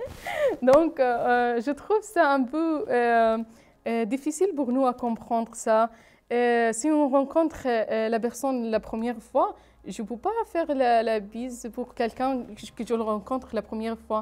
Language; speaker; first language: French; non-native, fluent; Arabic